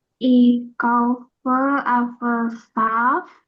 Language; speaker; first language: German; non-native, learner; Indonesian